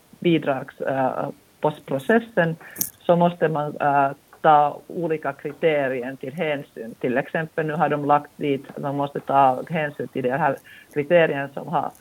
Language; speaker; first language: Swedish; non-native, local second language; Finnish